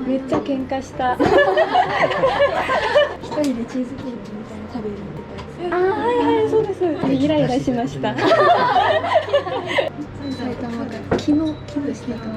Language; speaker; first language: Japanese; non-native, learner; Korean